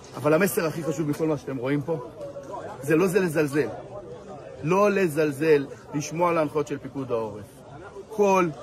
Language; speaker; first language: Hebrew; native; Hebrew